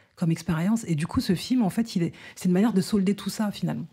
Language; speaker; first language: French; native; French